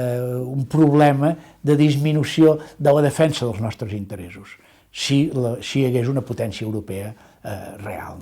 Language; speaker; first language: Catalan; native; Catalan